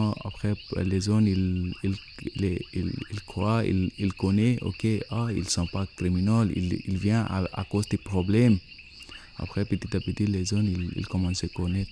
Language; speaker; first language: French; non-native, learner; Nepali